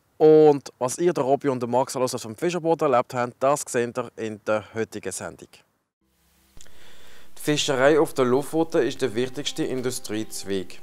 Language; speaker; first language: German; native; German